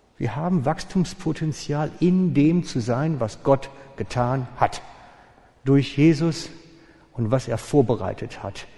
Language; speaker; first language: German; native; German